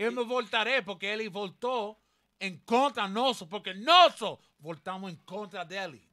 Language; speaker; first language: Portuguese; non-native, learner; Spanish